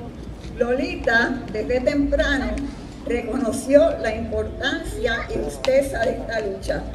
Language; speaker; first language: Spanish; native; Spanish